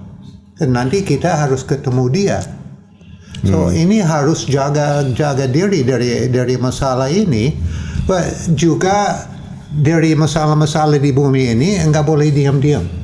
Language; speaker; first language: Indonesian; non-native, fluent; English